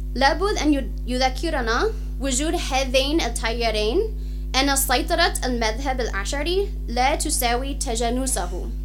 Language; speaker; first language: Arabic; non-native, fluent; English